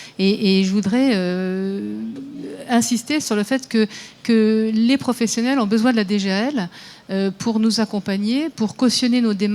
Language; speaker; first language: French; native; French